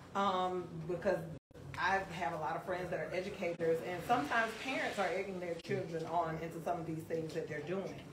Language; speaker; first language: English; native; English